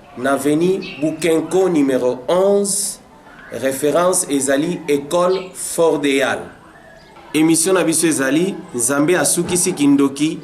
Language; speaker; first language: Lingala; native; Lingala